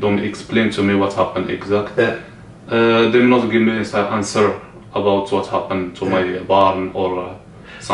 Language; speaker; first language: English; non-native, learner; Arabic